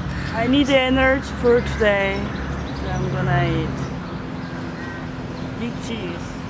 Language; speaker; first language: English; non-native, learner; Korean